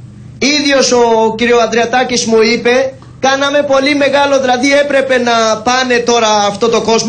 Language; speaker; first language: Greek; non-native, learner; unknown